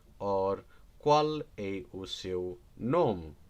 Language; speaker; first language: Portuguese; non-native, learner; Nepali